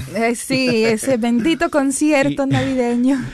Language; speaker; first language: Spanish; early bilingual, heritage; Spanish